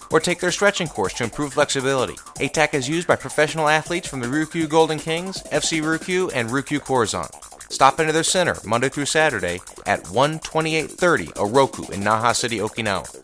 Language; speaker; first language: English; native; English